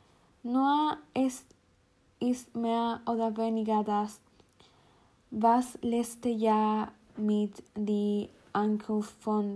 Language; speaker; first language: German; non-native, learner; Spanish